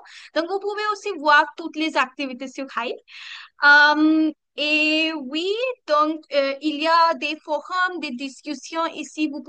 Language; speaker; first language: French; non-native, learner; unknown